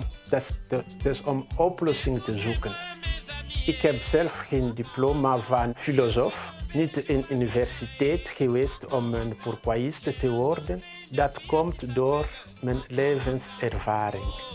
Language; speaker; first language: Dutch; non-native, fluent; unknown